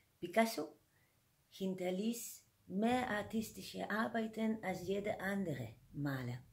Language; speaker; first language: German; non-native, fluent; Spanish